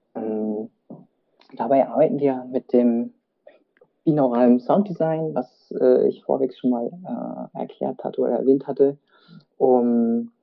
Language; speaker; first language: German; native; German